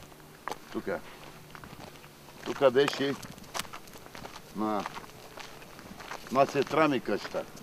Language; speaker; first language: Bulgarian; non-native, local second language; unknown